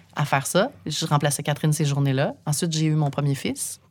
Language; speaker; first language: French; native; French